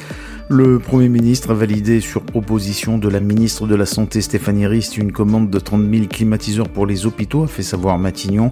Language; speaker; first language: French; native; French